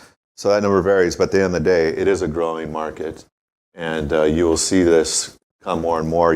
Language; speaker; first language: English; native; English